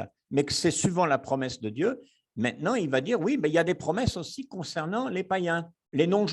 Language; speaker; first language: French; native; French